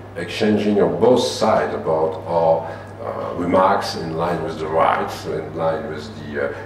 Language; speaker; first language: English; non-native, fluent; French